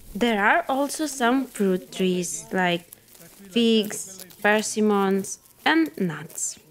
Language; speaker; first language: English; non-native, fluent; Romanian